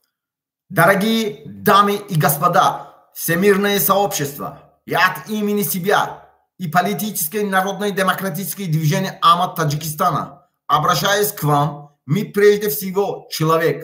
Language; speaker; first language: Russian; non-native, local second language; Tajik